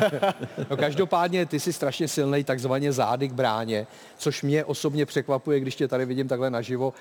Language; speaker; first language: Czech; native; Czech